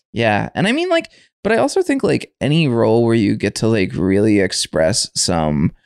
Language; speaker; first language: English; native; English